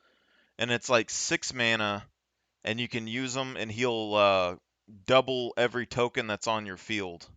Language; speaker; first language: English; native; English